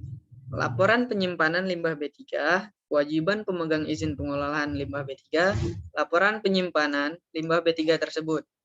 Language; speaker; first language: Indonesian; native; Indonesian